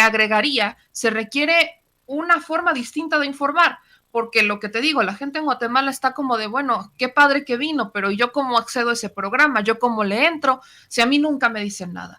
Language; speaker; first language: Spanish; native; Spanish